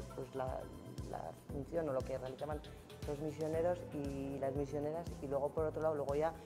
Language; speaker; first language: Spanish; native; Spanish